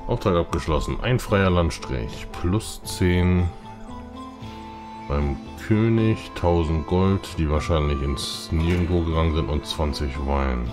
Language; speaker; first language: German; native; German